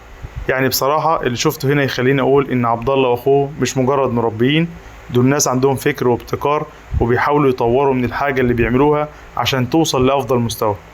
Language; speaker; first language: Arabic; native; Arabic